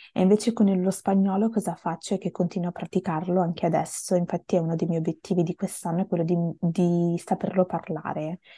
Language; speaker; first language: Italian; early bilingual, other home language; Bangla